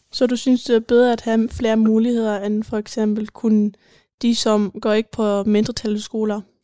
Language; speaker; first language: Danish; early bilingual, heritage; German